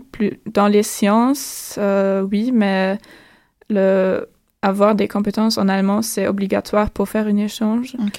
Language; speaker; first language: French; non-native, fluent; German